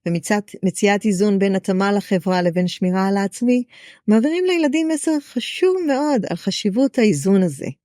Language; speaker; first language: Hebrew; native; Hebrew